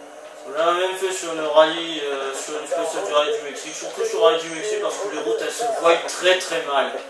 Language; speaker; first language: French; native; French